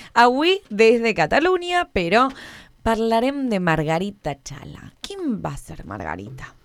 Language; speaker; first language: Catalan; non-native, fluent; Spanish